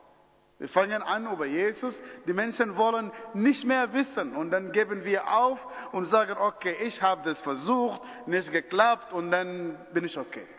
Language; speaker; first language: German; non-native, fluent; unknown